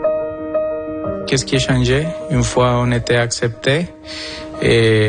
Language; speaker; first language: French; non-native, fluent; Spanish